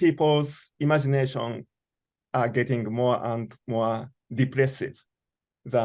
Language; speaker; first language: English; non-native, learner; Japanese